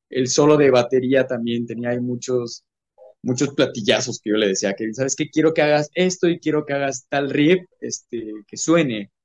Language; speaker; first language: Spanish; native; Spanish